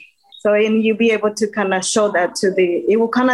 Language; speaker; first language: English; non-native, fluent; Spanish